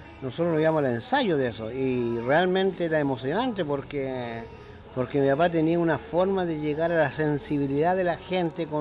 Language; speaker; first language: Spanish; native; Spanish